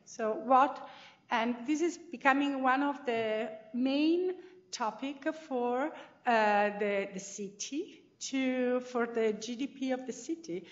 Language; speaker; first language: English; non-native, fluent; Italian